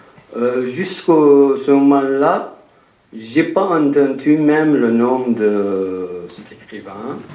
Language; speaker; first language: French; non-native, learner; Persian